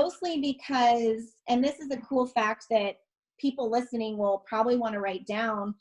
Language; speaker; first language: English; native; English